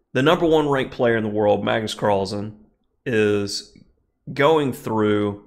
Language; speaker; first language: English; native; English